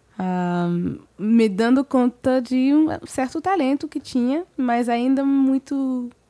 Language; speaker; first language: Portuguese; non-native, fluent; French